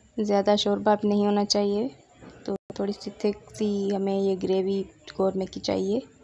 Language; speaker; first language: Urdu; non-native, local second language; Sindhi